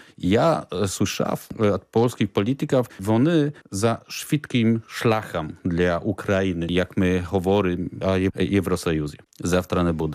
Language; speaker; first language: Ukrainian; non-native, learner; Polish